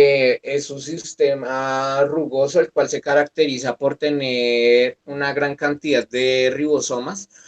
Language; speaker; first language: Spanish; native; Spanish